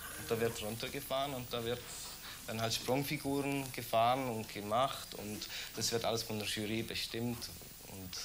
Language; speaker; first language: German; native; German